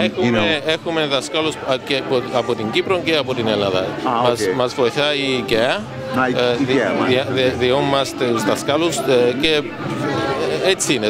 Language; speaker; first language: Greek; early bilingual, heritage; Greek